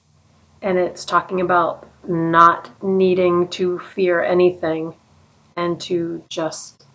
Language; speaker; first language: English; native; English